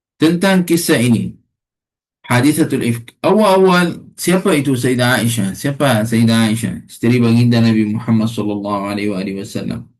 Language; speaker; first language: Malay; non-native, fluent; Arabic